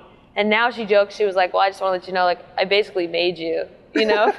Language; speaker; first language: English; native; English